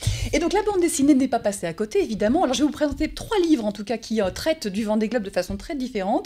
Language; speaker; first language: French; native; French